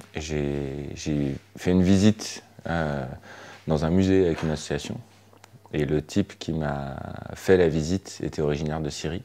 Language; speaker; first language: French; native; French